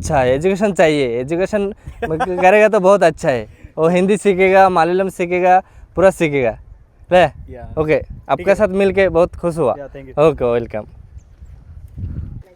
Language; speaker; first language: Hindi; non-native, local second language; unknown